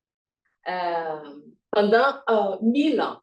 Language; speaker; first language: French; non-native, fluent; Portuguese